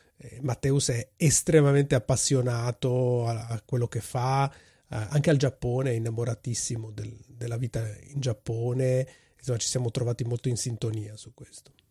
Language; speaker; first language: Italian; native; Italian